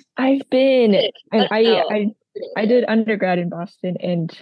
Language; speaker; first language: English; native; English